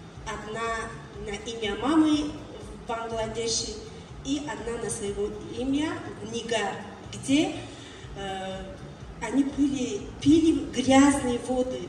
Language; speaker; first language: Russian; non-native, learner; Tajik